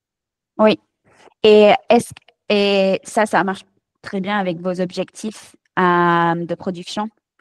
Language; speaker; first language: French; non-native, fluent; English